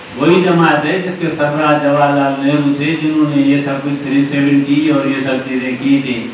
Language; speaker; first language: Urdu; non-native, local second language; Sindhi